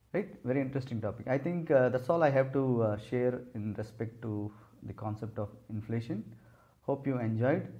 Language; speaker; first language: English; non-native, local second language; Telugu